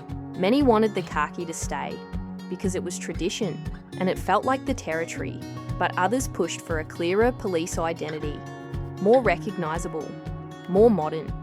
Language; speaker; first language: English; native; English